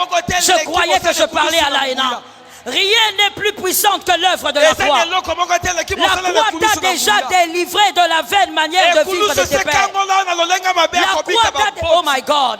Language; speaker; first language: French; non-native, local second language; Lingala